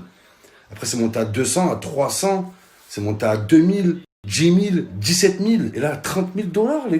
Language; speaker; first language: French; native; French